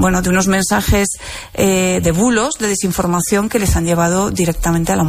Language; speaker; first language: Spanish; native; Spanish